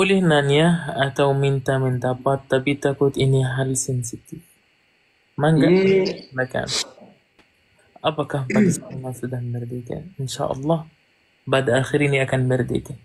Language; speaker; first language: Indonesian; non-native, fluent; Arabic